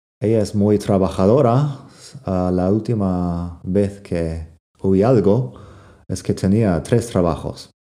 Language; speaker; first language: Spanish; non-native, fluent; English